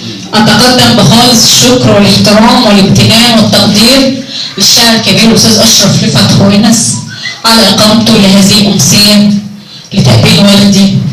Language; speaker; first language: Arabic; native; Arabic